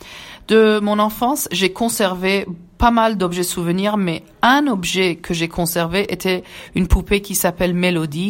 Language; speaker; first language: French; early bilingual, other home language; Persian